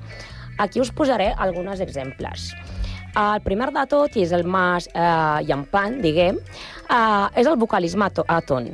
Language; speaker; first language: Catalan; non-native, learner; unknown